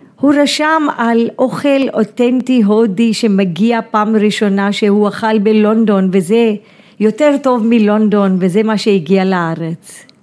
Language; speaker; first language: Hebrew; non-native, fluent; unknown